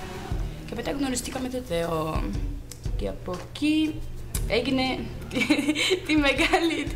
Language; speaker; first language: Greek; non-native, fluent; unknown